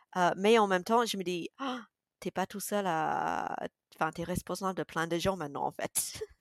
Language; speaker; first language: French; non-native, fluent; English